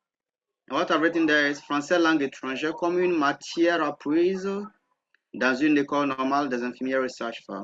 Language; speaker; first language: French; non-native, fluent; Akan